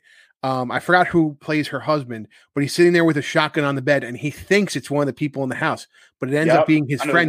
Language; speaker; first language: English; native; English